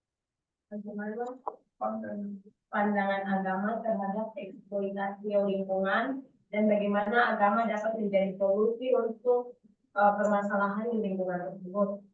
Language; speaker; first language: Indonesian; native; Indonesian